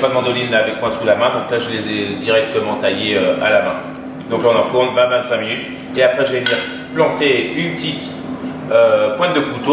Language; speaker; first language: French; native; French